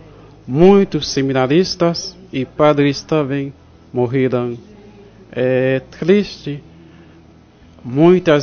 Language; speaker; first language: Portuguese; non-native, fluent; Haitian Creole